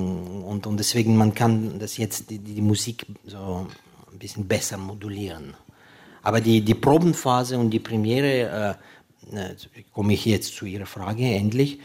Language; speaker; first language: German; non-native, fluent; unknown